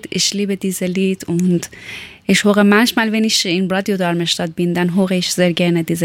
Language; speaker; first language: German; non-native, learner; Persian